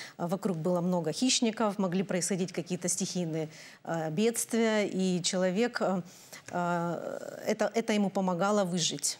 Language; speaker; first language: Russian; native; Russian